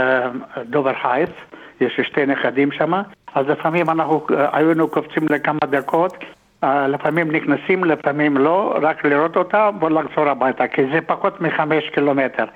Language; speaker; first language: Hebrew; non-native, fluent; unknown